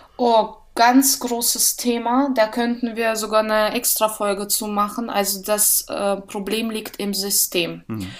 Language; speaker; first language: German; early bilingual, other home language; Russian